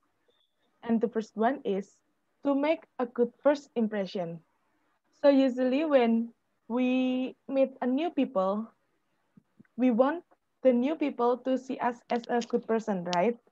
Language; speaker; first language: English; non-native, fluent; Indonesian